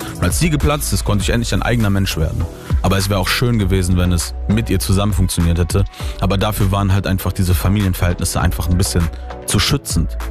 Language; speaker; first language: German; early bilingual, other home language; Italian